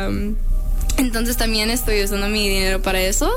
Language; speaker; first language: Spanish; early bilingual, heritage; Spanish